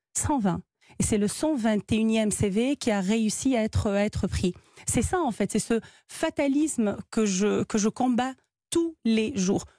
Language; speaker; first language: French; non-native, local second language; Arabic